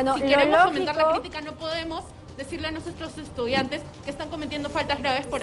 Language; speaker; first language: Spanish; native; Spanish